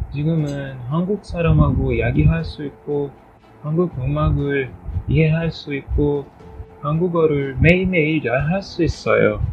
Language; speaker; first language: Korean; non-native, learner; Portuguese